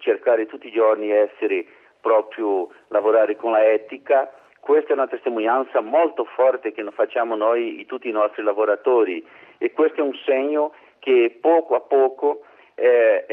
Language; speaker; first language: Italian; non-native, learner; Portuguese